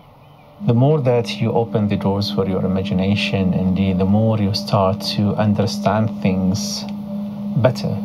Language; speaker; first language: English; non-native, fluent; Arabic